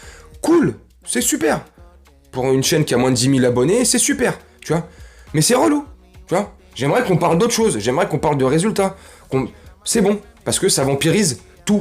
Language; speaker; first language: French; native; French